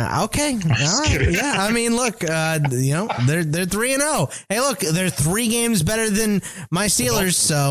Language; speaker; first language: English; native; English